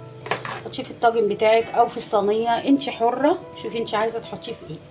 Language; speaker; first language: Arabic; native; Arabic